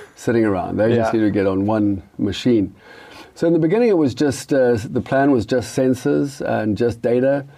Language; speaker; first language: English; native; English